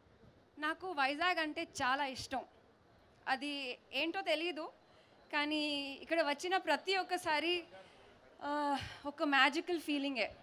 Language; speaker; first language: Telugu; non-native, local second language; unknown